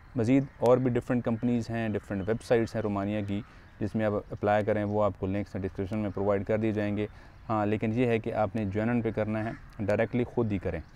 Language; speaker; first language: Urdu; non-native, local second language; Punjabi